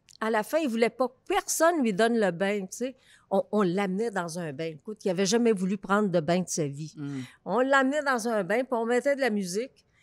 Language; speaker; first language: French; native; French